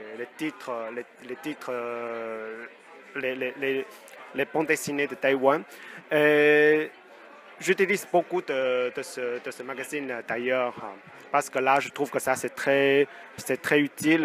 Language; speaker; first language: French; non-native, fluent; Chinese